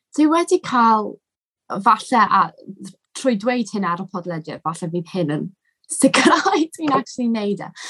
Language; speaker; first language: Welsh; non-native, local second language; English